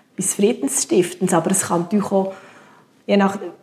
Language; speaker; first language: German; native; German